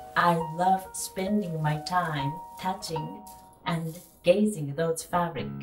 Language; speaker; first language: English; non-native, fluent; Japanese